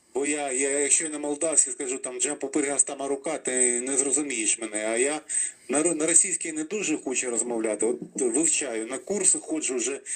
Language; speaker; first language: Ukrainian; non-native, fluent; Romanian